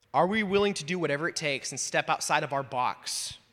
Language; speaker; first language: English; native; English